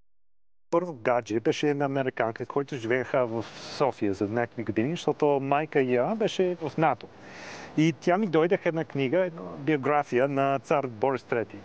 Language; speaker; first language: Bulgarian; non-native, learner; English